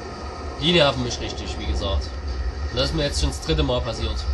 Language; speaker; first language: German; native; German